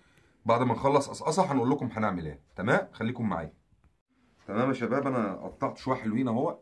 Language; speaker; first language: Arabic; native; Arabic